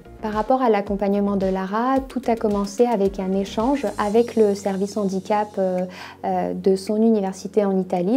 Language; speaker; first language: French; native; French